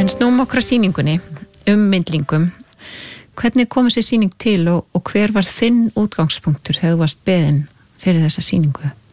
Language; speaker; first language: Icelandic; native; Icelandic